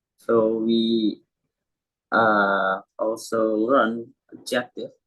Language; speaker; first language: English; non-native, learner; Indonesian